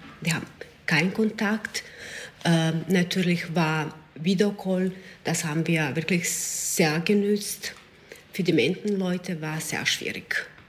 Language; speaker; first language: German; non-native, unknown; Serbian